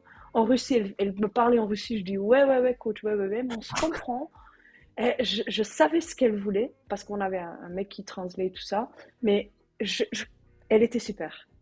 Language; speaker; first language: French; non-native, learner; Dutch